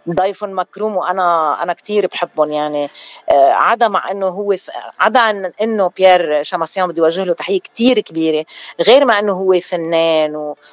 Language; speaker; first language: Arabic; non-native, local second language; Armenian